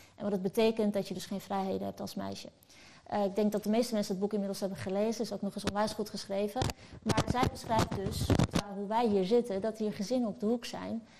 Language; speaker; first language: Dutch; early bilingual, other home language; Turkish